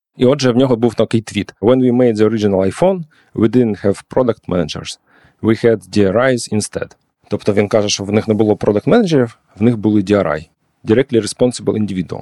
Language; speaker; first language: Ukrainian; non-native, local second language; Russian